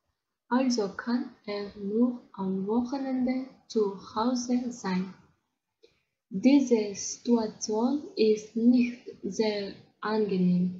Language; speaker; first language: German; non-native, learner; Kyrgyz